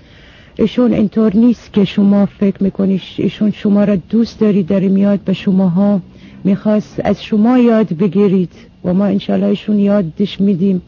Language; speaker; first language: Persian; non-native, fluent; Arabic